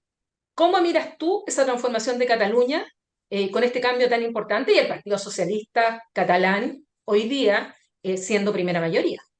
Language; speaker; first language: Spanish; native; Spanish